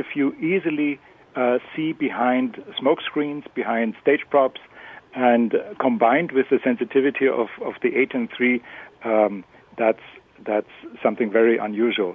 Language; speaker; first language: English; non-native, fluent; German